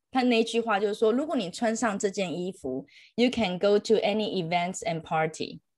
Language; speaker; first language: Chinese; native; Chinese